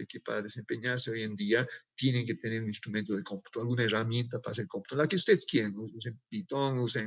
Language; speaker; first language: Spanish; native; Spanish